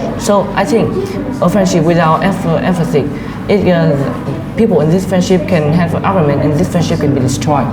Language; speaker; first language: English; non-native, learner; Vietnamese